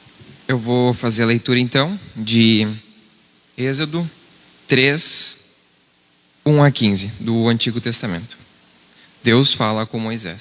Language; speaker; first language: Portuguese; native; Portuguese